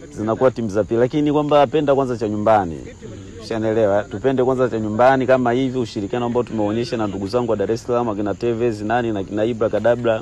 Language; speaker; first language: Swahili; native; Swahili